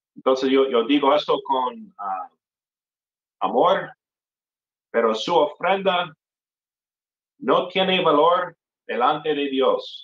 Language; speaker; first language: Spanish; non-native, fluent; English